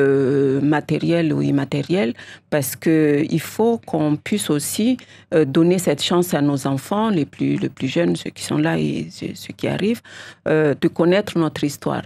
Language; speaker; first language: French; non-native, local second language; Comorian